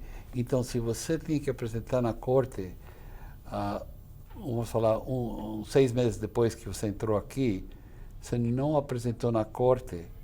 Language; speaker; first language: Portuguese; non-native, fluent; English